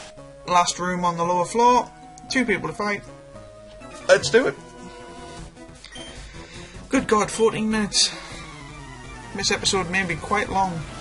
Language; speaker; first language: English; native; English